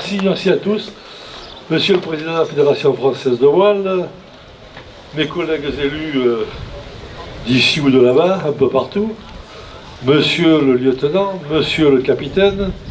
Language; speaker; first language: French; native; French